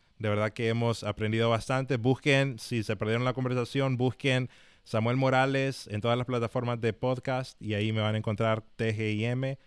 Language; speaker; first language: Spanish; native; Spanish